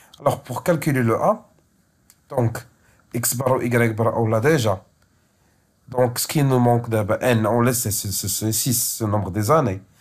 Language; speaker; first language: French; non-native, local second language; Arabic